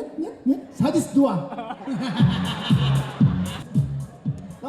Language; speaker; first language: Russian; non-native, local second language; Kyrgyz